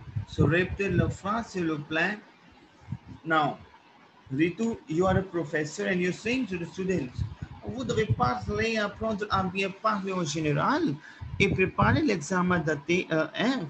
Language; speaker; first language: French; non-native, fluent; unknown